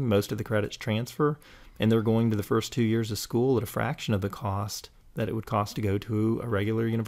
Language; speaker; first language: English; native; English